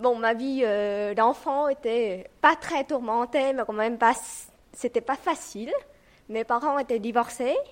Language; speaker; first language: French; non-native, fluent; Vietnamese